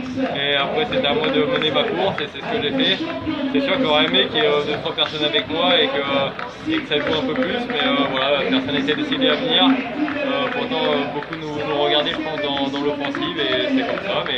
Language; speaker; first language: French; native; French